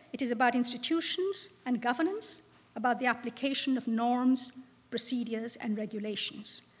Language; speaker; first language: English; non-native, local second language; Bangla